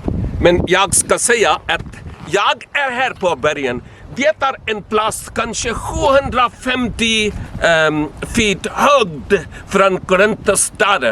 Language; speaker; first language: Swedish; non-native, learner; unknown